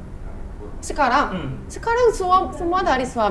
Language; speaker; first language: Indonesian; non-native, learner; Korean